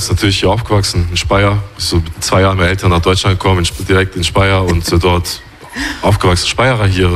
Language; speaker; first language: German; early bilingual, other home language; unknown